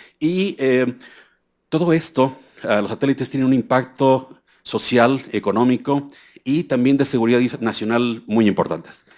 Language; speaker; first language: Spanish; native; Spanish